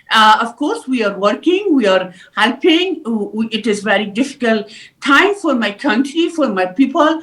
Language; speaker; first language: English; non-native, learner; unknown